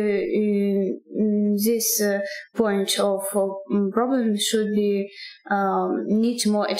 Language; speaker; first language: English; non-native, learner; Russian